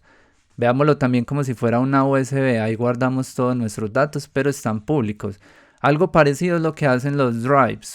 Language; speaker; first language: Spanish; native; Spanish